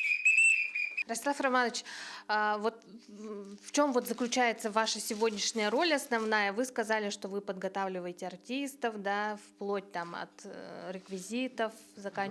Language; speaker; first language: Russian; native; Russian